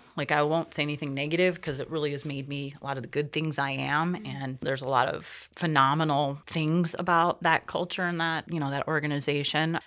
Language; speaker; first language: English; native; English